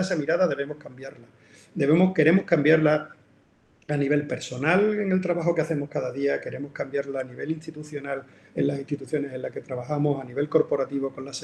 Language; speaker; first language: Spanish; native; Spanish